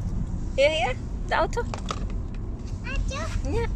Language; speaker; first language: Dutch; non-native, learner; Filipino